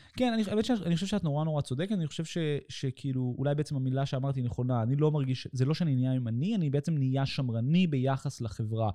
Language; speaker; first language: Hebrew; native; Hebrew